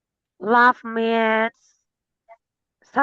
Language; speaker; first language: English; non-native, fluent; Filipino